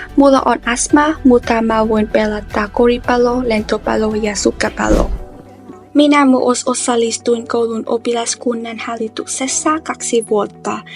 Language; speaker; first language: Finnish; non-native, learner; Vietnamese